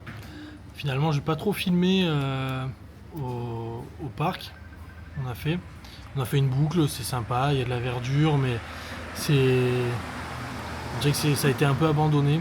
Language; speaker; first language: French; native; French